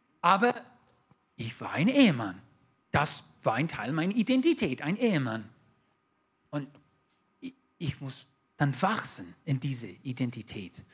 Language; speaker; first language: German; non-native, fluent; English